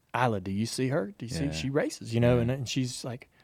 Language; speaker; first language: English; native; English